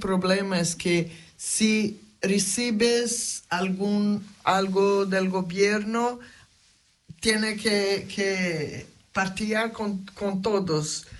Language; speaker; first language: Spanish; non-native, fluent; Portuguese